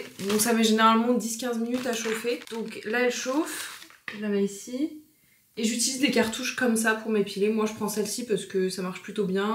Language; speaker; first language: French; native; French